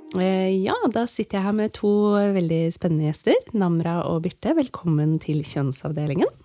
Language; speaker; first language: Norwegian; native; Norwegian